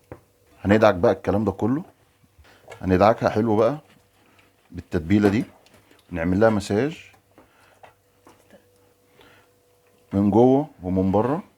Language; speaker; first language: Arabic; native; Arabic